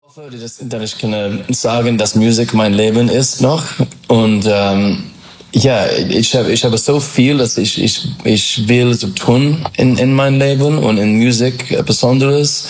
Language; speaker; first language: German; non-native, learner; English